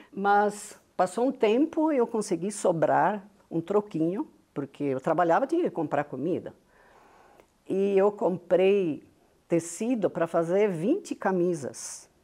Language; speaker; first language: Portuguese; non-native, local second language; Venetian